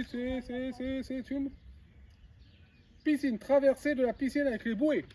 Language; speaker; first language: French; native; French